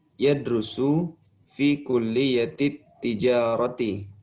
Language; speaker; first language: Arabic; non-native, learner; Indonesian